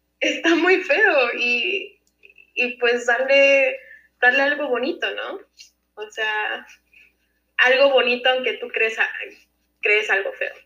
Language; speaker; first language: Spanish; early bilingual, heritage; Spanish